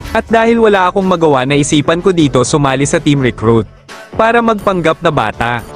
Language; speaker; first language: Filipino; non-native, local second language; Iloko